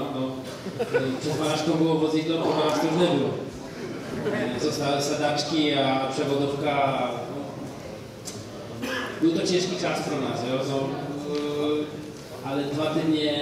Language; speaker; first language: Czech; non-native, learner; Polish